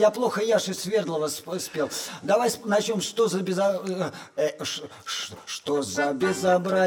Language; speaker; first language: Russian; native; Russian